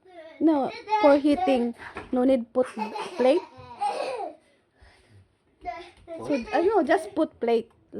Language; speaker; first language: English; non-native, learner; Filipino